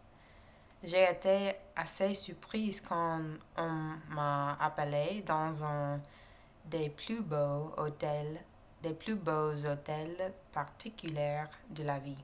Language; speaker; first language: French; non-native, learner; English